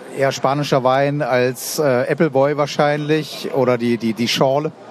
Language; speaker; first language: German; native; German